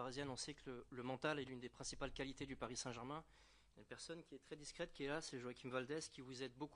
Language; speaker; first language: French; native; French